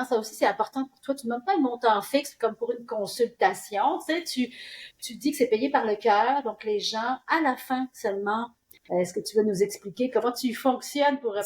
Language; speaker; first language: French; native; French